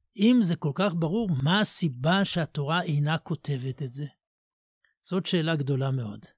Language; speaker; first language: Hebrew; native; Hebrew